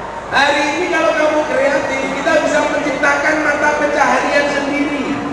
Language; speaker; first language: Indonesian; non-native, local second language; Javanese